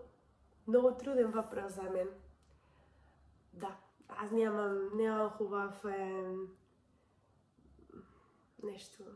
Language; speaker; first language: Bulgarian; non-native, learner; Spanish